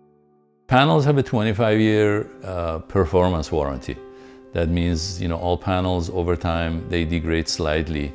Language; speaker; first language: English; native; English